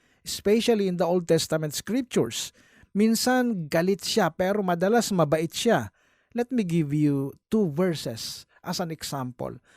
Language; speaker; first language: English; non-native, local second language; Filipino